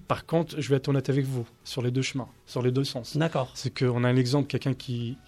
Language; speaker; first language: French; native; French